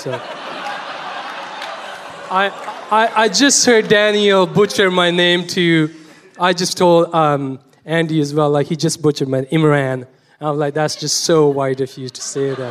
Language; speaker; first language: English; non-native, local second language; Punjabi